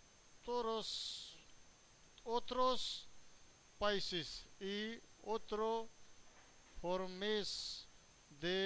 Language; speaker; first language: Spanish; non-native, learner; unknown